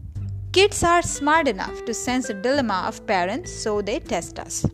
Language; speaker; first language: English; non-native, local second language; Marathi